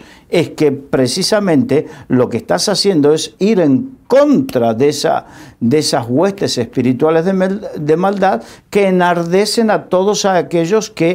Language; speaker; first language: Spanish; native; Spanish